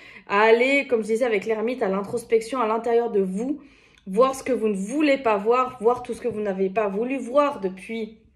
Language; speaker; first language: French; native; French